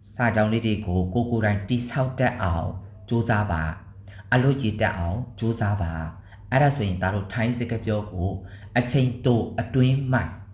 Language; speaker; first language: Burmese; native; Burmese